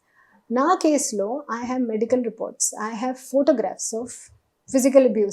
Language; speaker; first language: Telugu; non-native, learner; Hindi